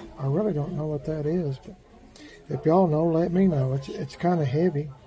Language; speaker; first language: English; native; English